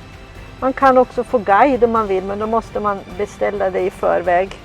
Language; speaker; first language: Swedish; native; Swedish